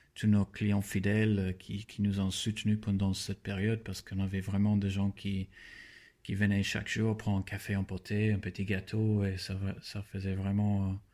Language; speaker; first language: French; non-native, fluent; English